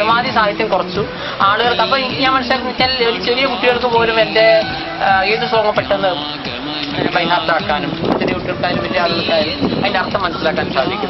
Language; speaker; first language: Malayalam; non-native, local second language; Hindi